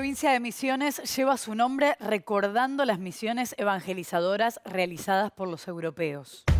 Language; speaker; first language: Spanish; native; Spanish